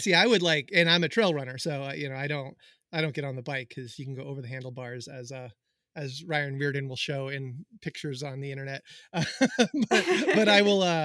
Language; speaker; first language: English; native; English